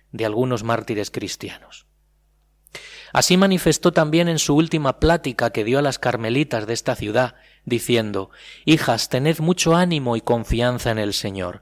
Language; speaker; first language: Spanish; native; Spanish